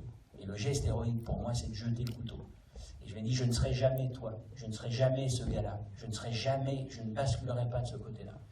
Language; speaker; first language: French; native; French